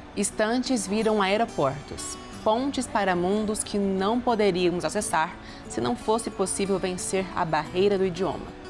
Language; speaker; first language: Portuguese; native; Portuguese